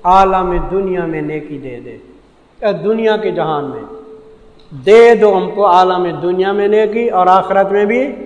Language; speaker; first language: Urdu; non-native, local second language; Saraiki